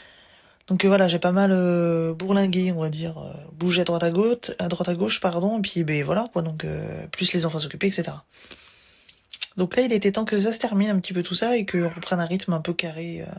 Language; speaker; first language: French; native; French